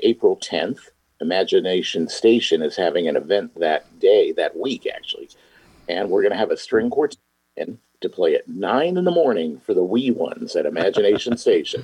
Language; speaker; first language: English; native; English